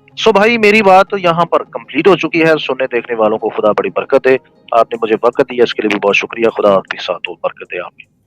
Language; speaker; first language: Urdu; non-native, local second language; Punjabi